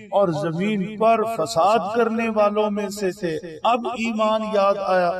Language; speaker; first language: Urdu; native; Urdu